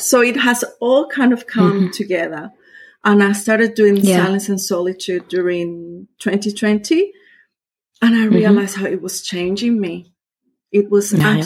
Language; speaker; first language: English; non-native, fluent; Spanish